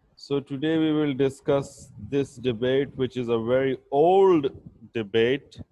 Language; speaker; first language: English; non-native, local second language; Urdu